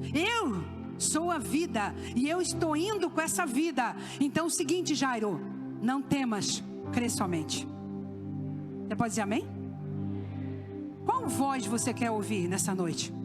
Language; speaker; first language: Portuguese; native; Portuguese